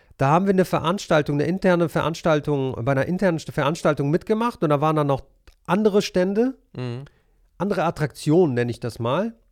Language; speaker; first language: German; early bilingual, other home language; Polish